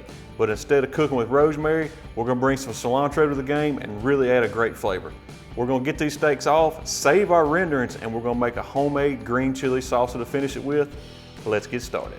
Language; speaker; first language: English; native; English